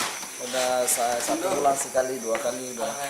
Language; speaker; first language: Indonesian; non-native, learner; Rohingya